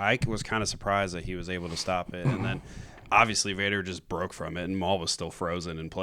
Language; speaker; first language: English; native; English